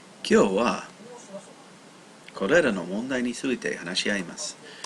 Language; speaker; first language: Japanese; non-native, learner; English